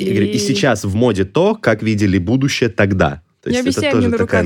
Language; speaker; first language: Russian; native; Russian